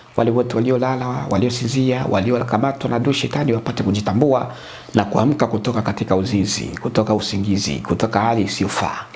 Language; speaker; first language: Swahili; native; Swahili